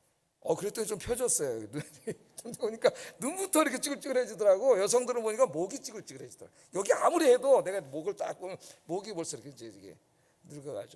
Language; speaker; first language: Korean; native; Korean